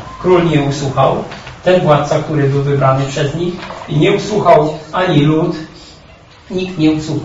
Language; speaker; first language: Polish; native; Polish